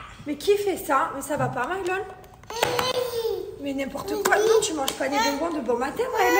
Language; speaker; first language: French; native; French